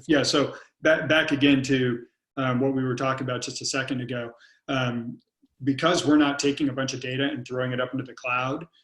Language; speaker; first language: English; native; English